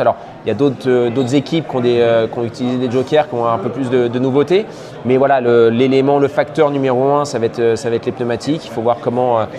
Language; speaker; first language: French; native; French